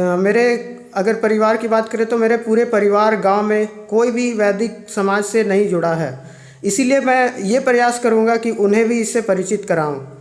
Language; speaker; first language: Hindi; native; Hindi